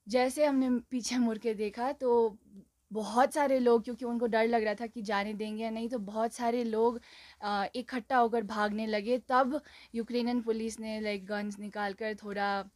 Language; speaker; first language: Hindi; non-native, local second language; Nepali